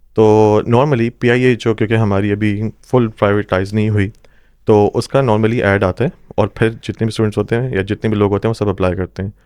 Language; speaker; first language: Urdu; non-native, local second language; Punjabi